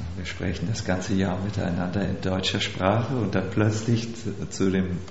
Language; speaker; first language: German; native; German